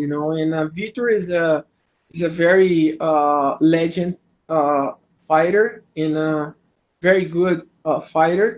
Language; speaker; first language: English; non-native, learner; Portuguese